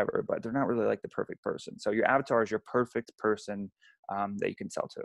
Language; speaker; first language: English; native; English